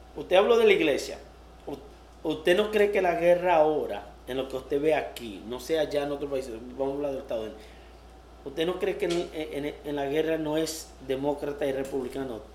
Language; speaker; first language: Spanish; early bilingual, heritage; Spanish